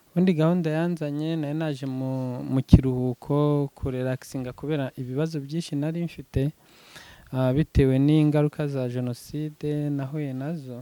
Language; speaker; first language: Kinyarwanda; early bilingual, heritage; Kinyarwanda